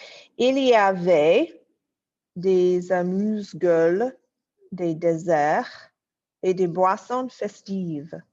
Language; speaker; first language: French; non-native, fluent; English